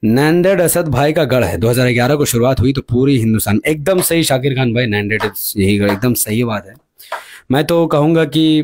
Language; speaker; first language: Hindi; non-native, local second language; Urdu